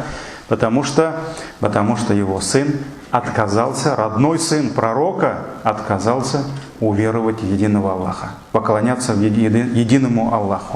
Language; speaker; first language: Russian; non-native, local second language; Tatar